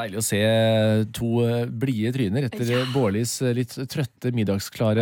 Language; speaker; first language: Norwegian; native; Norwegian